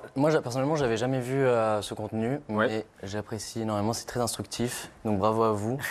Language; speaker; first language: French; native; French